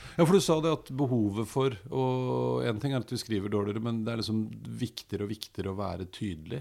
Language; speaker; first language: Norwegian; native; Norwegian